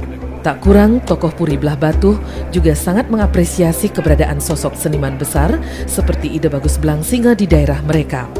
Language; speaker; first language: Indonesian; native; Indonesian